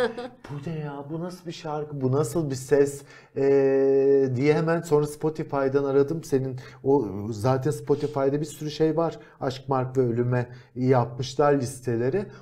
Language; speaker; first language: Turkish; native; Turkish